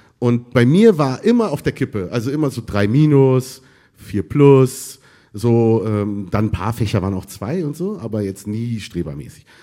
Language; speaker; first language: German; early bilingual, other home language; Arabic